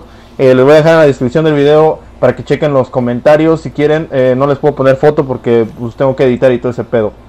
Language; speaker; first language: Spanish; native; Spanish